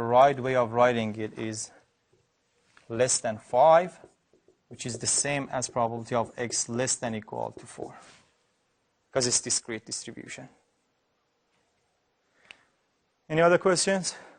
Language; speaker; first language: English; non-native, fluent; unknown